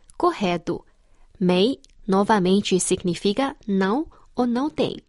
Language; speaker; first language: Portuguese; non-native, fluent; Chinese